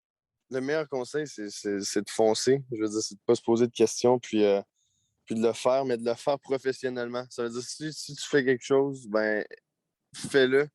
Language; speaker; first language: French; native; French